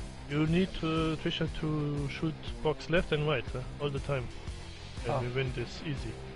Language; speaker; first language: English; non-native, learner; German